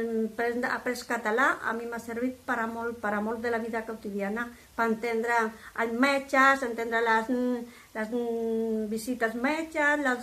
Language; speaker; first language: Catalan; non-native, local second language; Spanish